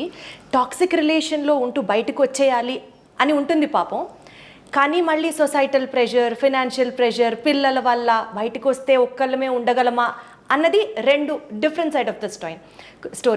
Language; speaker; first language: Telugu; native; Telugu